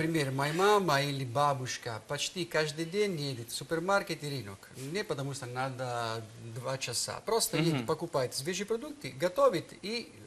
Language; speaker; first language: Russian; non-native, learner; Italian